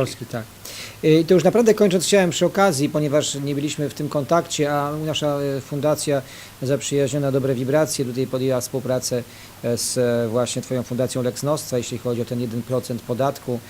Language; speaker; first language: Polish; native; Polish